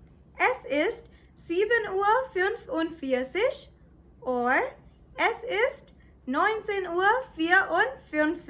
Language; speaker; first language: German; non-native, fluent; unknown